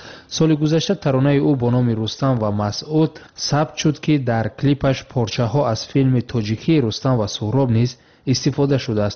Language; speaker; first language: Tajik; native; Tajik